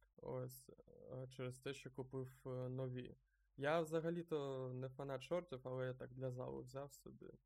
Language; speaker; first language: Ukrainian; non-native, local second language; Russian